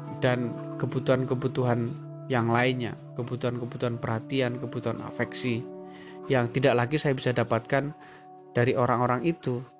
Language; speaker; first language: Indonesian; native; Indonesian